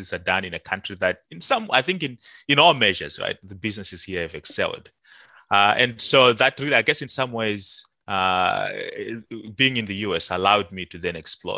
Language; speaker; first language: English; non-native, local second language; Shona